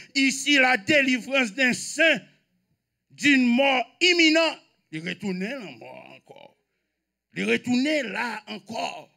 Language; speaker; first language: French; non-native, local second language; Haitian Creole